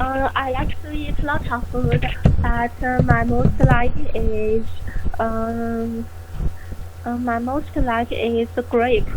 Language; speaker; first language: English; non-native, learner; Chinese